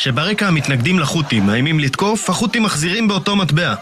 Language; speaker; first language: Hebrew; native; Hebrew